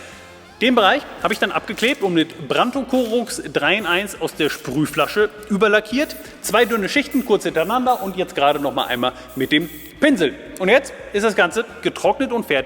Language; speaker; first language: German; native; German